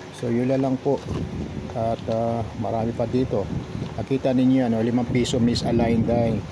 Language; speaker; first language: Filipino; non-native, local second language; Cebuano